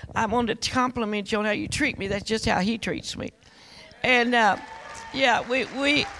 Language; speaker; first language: English; native; English